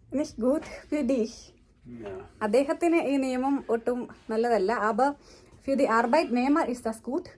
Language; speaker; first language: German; non-native, learner; Malayalam